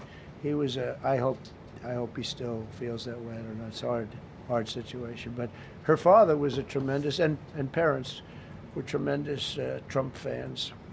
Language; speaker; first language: English; native; English